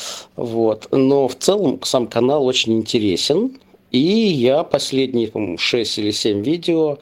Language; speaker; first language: Russian; native; Russian